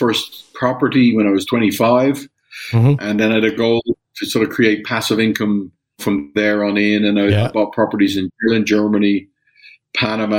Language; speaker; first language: English; native; English